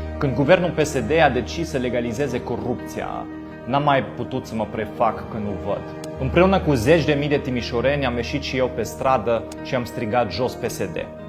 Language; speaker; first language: Romanian; non-native, fluent; German